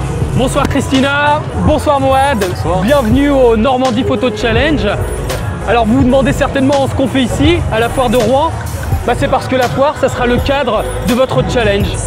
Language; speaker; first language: French; native; French